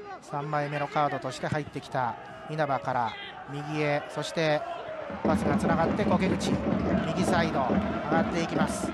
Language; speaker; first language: Japanese; native; Japanese